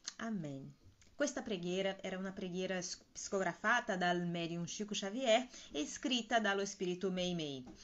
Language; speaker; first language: Italian; non-native, fluent; Portuguese